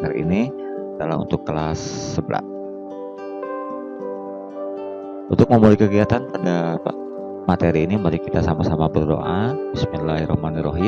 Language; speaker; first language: Indonesian; native; Indonesian